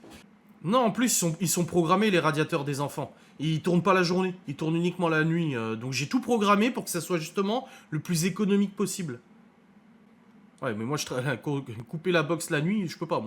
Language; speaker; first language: French; native; French